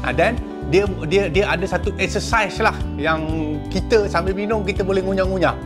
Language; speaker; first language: Malay; native; Malay